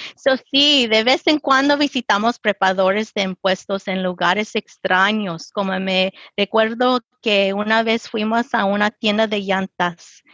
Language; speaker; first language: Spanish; early bilingual, heritage; Spanish